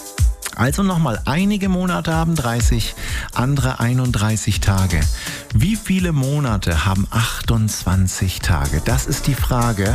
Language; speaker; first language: German; native; German